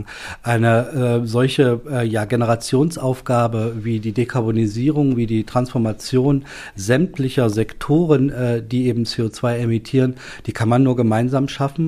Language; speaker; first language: German; native; German